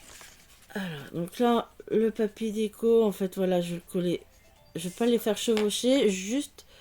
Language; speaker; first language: French; native; French